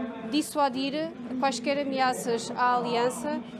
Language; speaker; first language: Portuguese; native; Portuguese